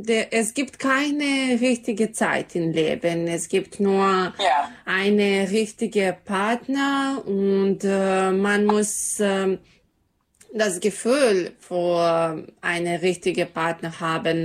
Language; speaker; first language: German; non-native, learner; Serbian